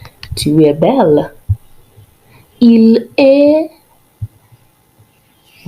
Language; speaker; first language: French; non-native, fluent; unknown